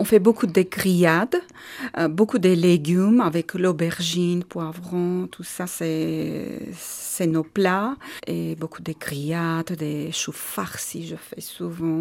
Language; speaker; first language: French; non-native, learner; Armenian